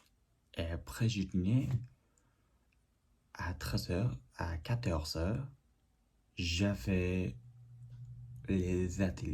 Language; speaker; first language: French; non-native, learner; English